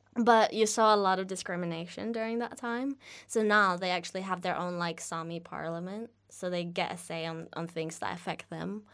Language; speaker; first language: English; non-native, fluent; Norwegian